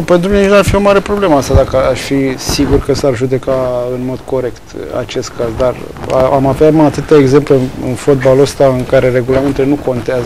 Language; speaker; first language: Romanian; native; Romanian